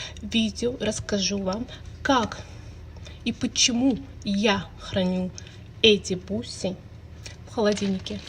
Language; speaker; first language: Russian; non-native, fluent; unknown